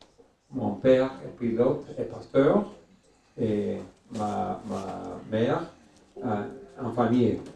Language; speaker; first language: French; non-native, learner; English